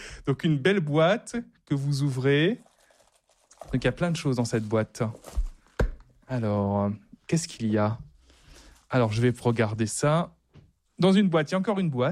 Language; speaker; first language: French; native; French